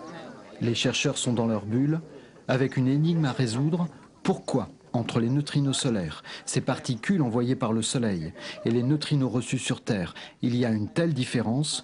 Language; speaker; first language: French; native; French